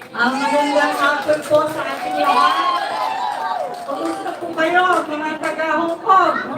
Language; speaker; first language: Filipino; non-native, local second language; Waray